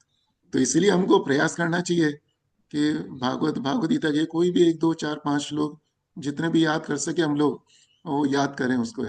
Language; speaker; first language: Hindi; native; Hindi